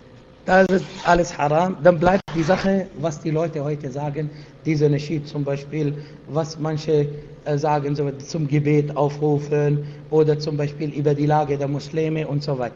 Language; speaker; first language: German; non-native, fluent; Arabic